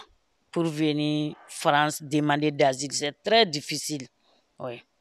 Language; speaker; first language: French; non-native, learner; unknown